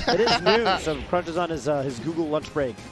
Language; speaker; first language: English; native; English